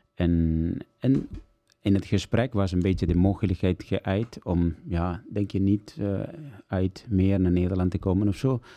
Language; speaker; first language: Dutch; non-native, fluent; Italian